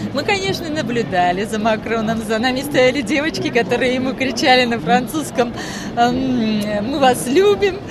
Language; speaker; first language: Russian; non-native, local second language; Armenian